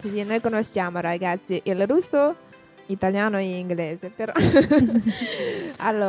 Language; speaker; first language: Italian; non-native, learner; Romanian